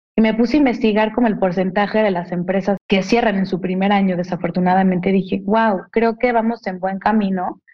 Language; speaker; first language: Spanish; native; Spanish